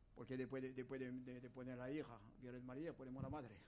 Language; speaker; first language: Spanish; non-native, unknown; French